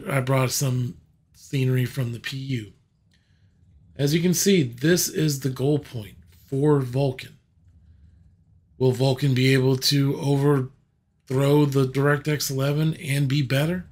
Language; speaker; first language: English; native; English